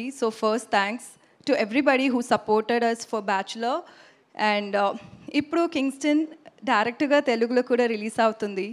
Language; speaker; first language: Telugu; non-native, learner; Tamil